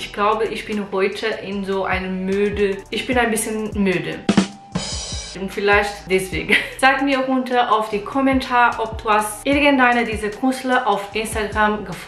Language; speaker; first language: German; non-native, learner; Portuguese